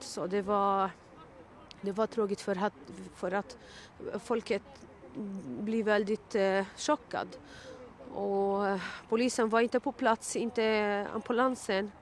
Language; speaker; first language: Swedish; non-native, learner; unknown